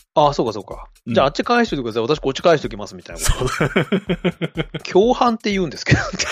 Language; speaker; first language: Japanese; native; Japanese